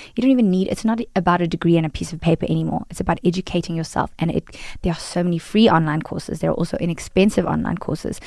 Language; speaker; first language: English; native; English